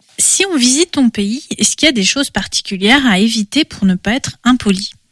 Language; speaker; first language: French; native; French